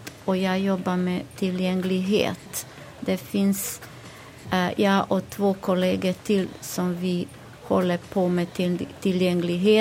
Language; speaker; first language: Swedish; non-native, fluent; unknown